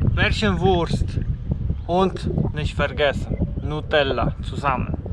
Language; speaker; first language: German; non-native, learner; Polish